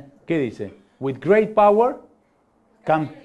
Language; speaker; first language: Spanish; native; Spanish